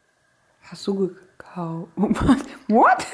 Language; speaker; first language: German; native; German